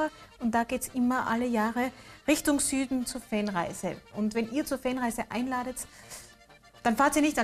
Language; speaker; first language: German; native; German